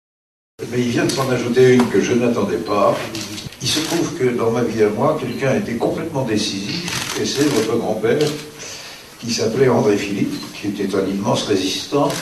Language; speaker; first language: French; native; French